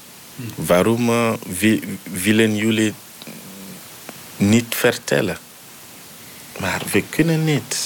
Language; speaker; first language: Dutch; non-native, learner; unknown